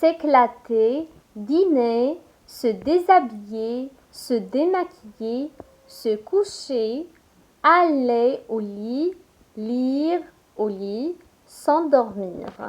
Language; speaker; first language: French; non-native, local second language; Arabic